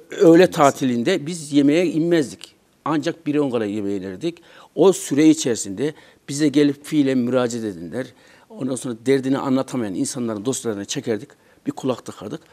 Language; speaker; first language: Turkish; native; Turkish